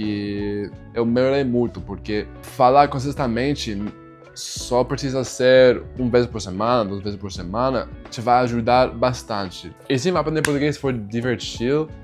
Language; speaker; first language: Portuguese; non-native, learner; English